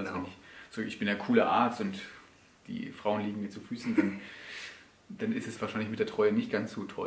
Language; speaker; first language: German; native; German